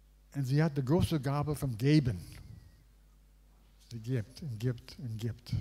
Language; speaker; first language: German; non-native, learner; English